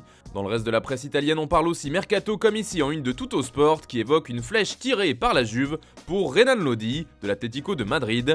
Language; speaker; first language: French; native; French